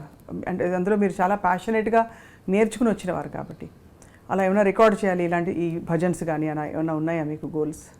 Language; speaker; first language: Telugu; native; Telugu